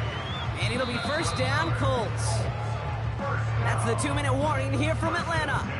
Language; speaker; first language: English; native; English